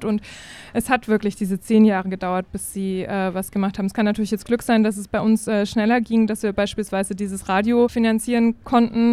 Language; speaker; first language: German; native; German